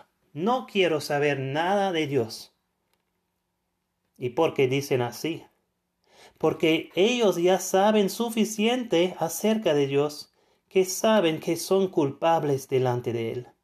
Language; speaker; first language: Spanish; non-native, fluent; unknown